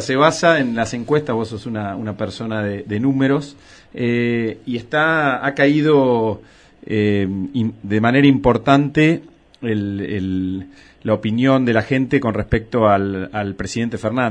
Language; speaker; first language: Spanish; native; Spanish